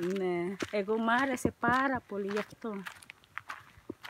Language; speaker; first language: Greek; non-native, learner; Filipino